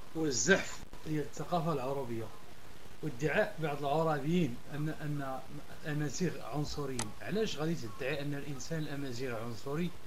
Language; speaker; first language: Arabic; non-native, local second language; Berber languages